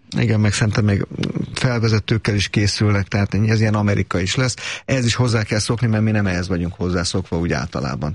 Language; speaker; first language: Hungarian; native; Hungarian